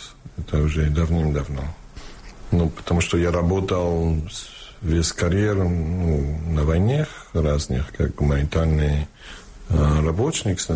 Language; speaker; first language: Russian; non-native, fluent; English